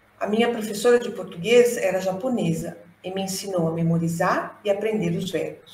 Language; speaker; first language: Italian; non-native, fluent; Portuguese